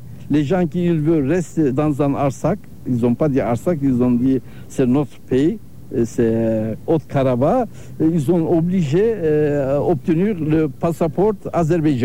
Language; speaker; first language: French; non-native, learner; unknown